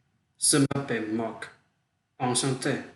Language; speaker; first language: French; non-native, learner; Vietnamese